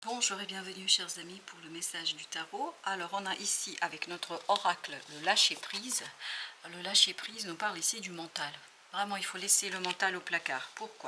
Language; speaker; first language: French; native; French